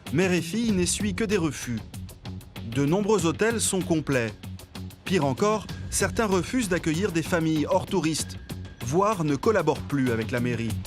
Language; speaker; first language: French; native; French